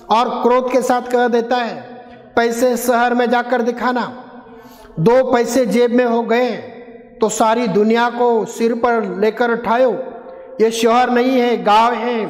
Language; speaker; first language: Hindi; non-native, local second language; Marathi